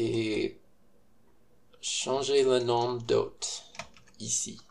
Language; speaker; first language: French; non-native, fluent; English